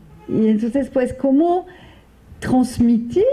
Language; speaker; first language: Spanish; non-native, fluent; French